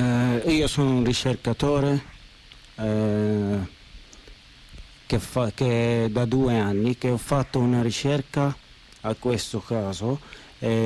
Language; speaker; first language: Italian; non-native, learner; Arabic